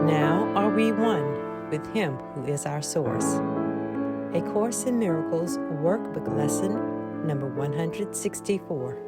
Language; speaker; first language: English; native; English